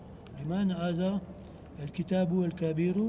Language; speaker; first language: Arabic; non-native, learner; French